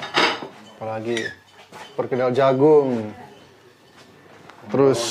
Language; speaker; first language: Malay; early bilingual, heritage; Dutch